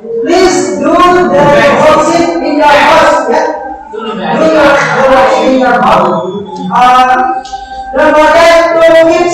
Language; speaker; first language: English; non-native, learner; Indonesian